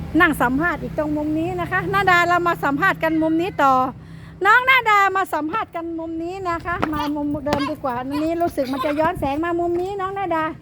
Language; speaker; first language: Thai; native; Thai